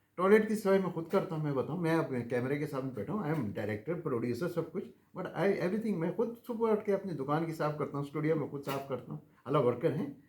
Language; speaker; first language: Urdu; native; Urdu